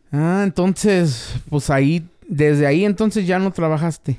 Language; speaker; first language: Spanish; early bilingual, other home language; English